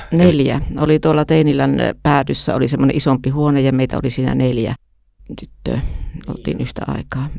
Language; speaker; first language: Finnish; native; Finnish